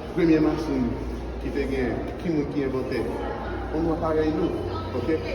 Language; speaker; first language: French; non-native, local second language; Haitian Creole